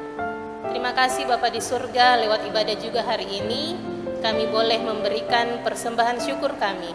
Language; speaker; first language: Indonesian; native; Indonesian